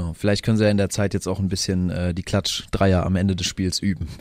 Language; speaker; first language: German; native; German